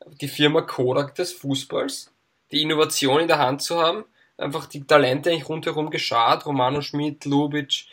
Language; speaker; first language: German; native; German